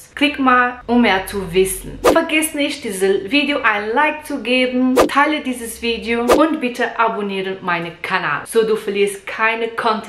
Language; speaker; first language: German; non-native, learner; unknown